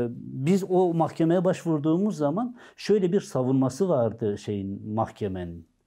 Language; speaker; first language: Turkish; non-native, local second language; Zaza